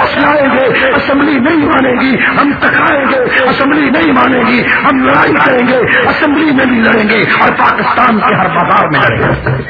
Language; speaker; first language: Urdu; native; Urdu